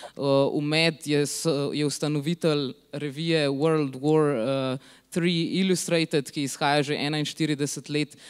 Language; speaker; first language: Slovenian; native; Slovenian